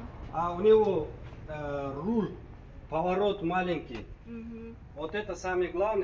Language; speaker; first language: Russian; non-native, local second language; Uzbek